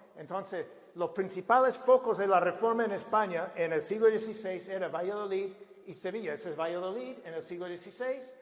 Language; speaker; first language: Spanish; non-native, fluent; English